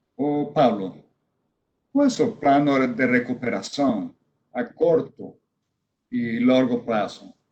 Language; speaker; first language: Portuguese; non-native, fluent; Spanish